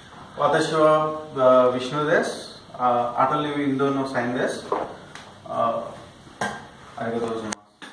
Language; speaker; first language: Japanese; non-native, learner; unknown